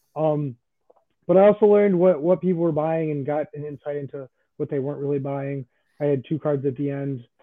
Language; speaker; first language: English; native; English